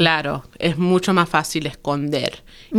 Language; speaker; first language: Spanish; early bilingual, heritage; Spanish